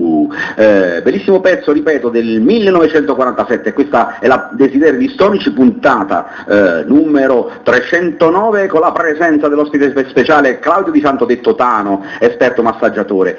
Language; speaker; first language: Italian; native; Italian